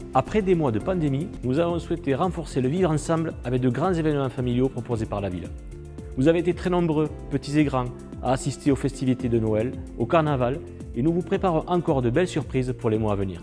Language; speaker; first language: French; native; French